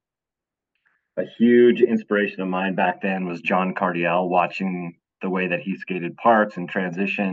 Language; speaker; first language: English; native; English